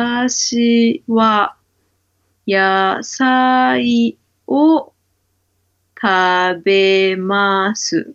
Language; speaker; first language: Japanese; non-native, learner; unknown